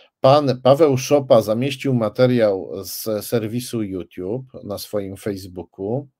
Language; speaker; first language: Polish; native; Polish